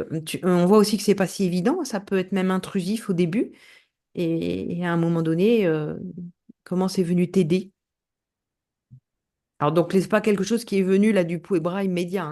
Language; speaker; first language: French; native; French